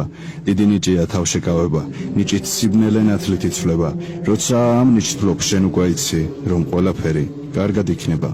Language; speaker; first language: Georgian; native; Georgian